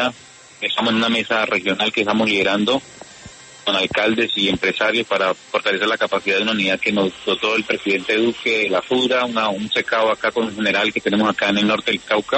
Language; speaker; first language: Spanish; native; Spanish